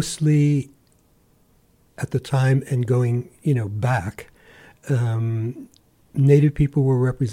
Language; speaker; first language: English; native; English